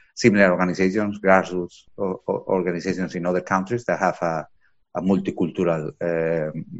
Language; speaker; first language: English; non-native, fluent; Spanish